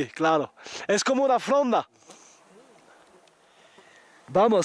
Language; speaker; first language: Spanish; non-native, learner; French